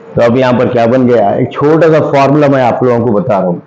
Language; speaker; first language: Hindi; non-native, local second language; Telugu